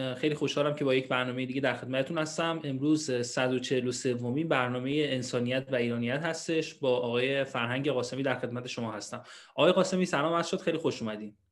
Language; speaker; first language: Persian; native; Persian